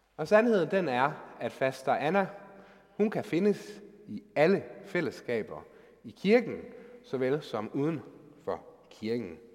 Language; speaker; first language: Danish; native; Danish